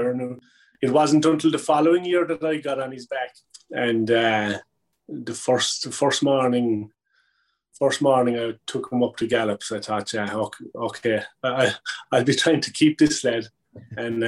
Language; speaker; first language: English; native; English